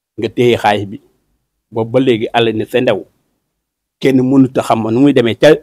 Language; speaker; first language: Wolof; native; Wolof